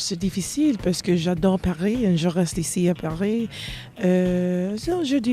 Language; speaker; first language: French; non-native, learner; English